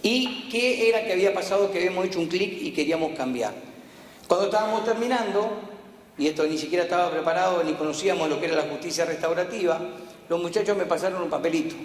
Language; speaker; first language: Spanish; native; Spanish